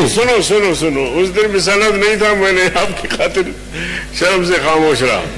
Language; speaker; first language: Urdu; non-native, local second language; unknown